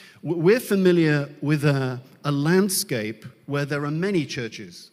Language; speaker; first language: English; native; English